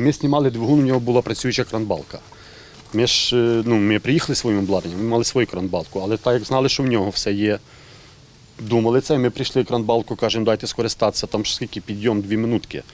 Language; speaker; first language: Ukrainian; native; Ukrainian